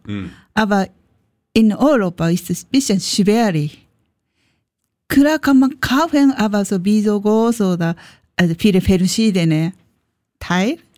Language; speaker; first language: German; non-native, learner; Japanese